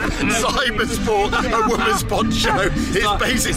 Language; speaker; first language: English; native; English